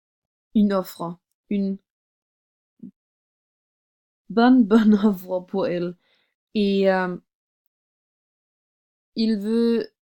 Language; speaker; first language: French; non-native, learner; English